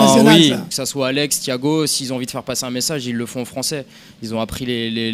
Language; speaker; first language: French; native; French